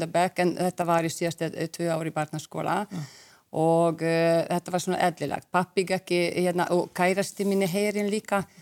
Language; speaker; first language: Icelandic; non-native, fluent; Hungarian